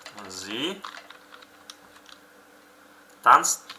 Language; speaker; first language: German; non-native, fluent; Uzbek